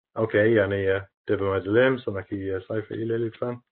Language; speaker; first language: Turkish; non-native, fluent; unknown